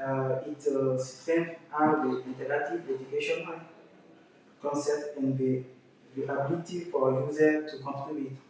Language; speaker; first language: English; non-native, learner; French